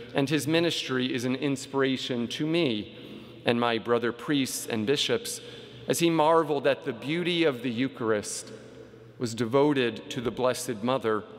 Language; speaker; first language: English; native; English